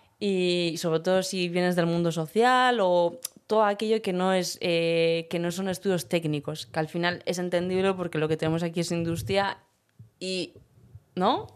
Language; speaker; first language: Spanish; early bilingual, other home language; Berber languages